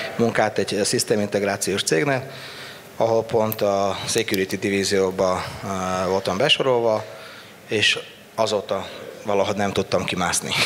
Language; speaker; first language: Hungarian; non-native, fluent; Slovak